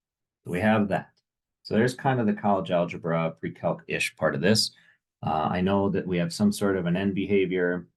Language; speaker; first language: English; native; English